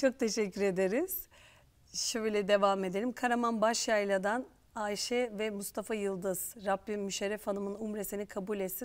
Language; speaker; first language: Turkish; native; Turkish